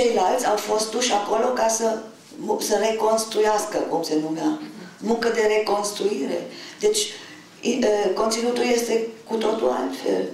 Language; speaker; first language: Romanian; non-native, local second language; German